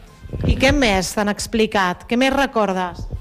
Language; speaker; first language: Catalan; native; Catalan